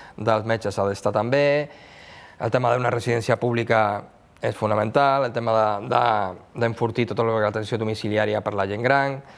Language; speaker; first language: Catalan; non-native, local second language; Spanish